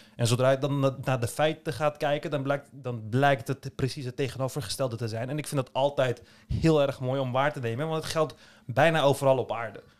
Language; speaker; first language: Dutch; early bilingual, other home language; Turkish